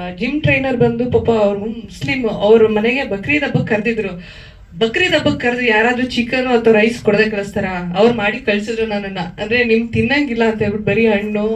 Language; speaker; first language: Kannada; native; Kannada